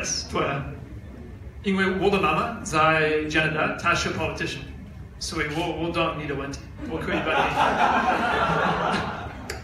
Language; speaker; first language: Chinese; non-native, learner; English